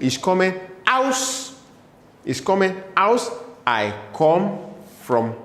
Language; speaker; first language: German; non-native, learner; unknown